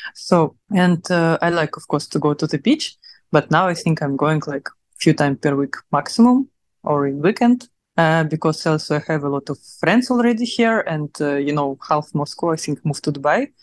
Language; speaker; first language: English; non-native, learner; Russian